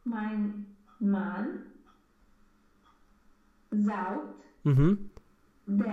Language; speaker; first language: German; non-native, learner; Romanian